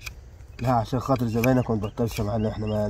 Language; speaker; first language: Arabic; native; Arabic